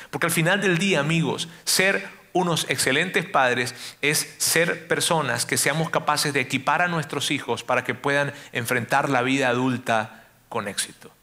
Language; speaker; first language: Spanish; native; Spanish